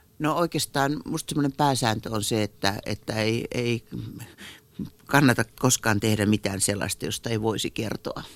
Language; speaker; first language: Finnish; native; Finnish